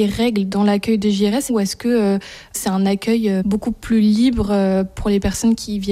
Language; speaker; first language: French; native; French